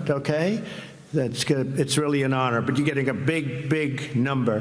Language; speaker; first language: English; native; English